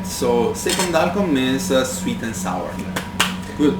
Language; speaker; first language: English; non-native, fluent; Italian